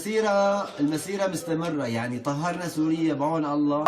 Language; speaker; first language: Arabic; native; Arabic